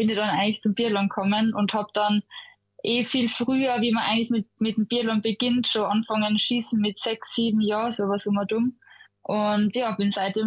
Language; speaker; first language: German; native; German